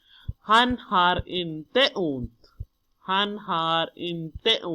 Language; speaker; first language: Swedish; non-native, learner; Urdu